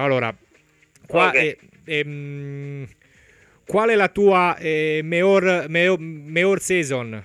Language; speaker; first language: Italian; native; Italian